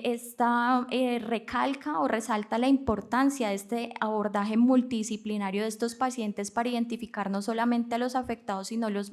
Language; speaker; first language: Spanish; native; Spanish